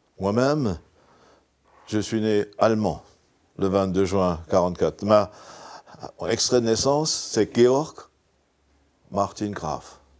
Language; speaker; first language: French; non-native, local second language; Swiss German